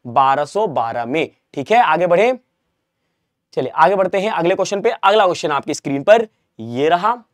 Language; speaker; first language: Hindi; native; Hindi